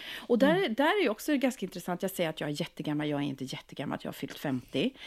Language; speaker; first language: Swedish; native; Swedish